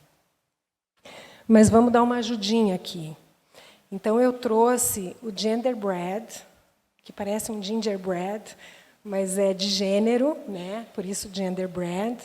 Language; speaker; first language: Portuguese; native; Portuguese